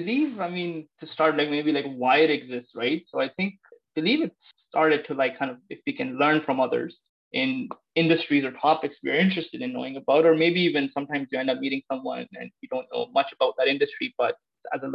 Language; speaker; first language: English; non-native, local second language; Punjabi